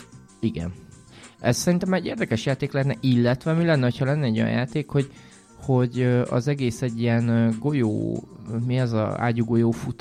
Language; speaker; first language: Hungarian; native; Hungarian